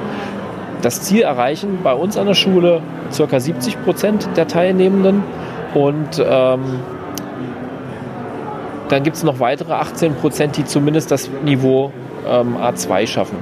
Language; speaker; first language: German; native; German